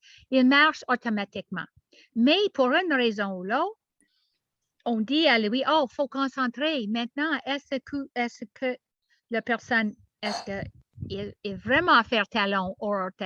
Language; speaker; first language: French; non-native, learner; English